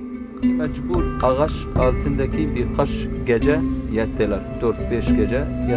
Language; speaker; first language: Turkish; non-native, fluent; Arabic